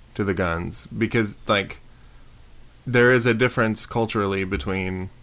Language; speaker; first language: English; native; English